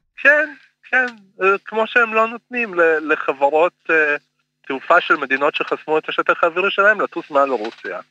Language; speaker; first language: Hebrew; early bilingual, other home language; Russian